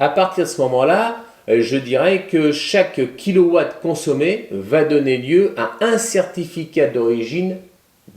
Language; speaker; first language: French; native; French